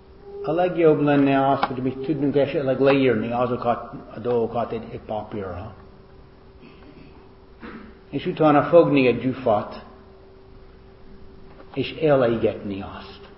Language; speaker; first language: Hungarian; non-native, fluent; English